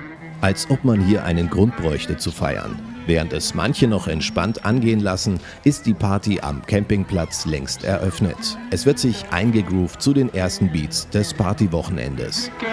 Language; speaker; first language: German; native; German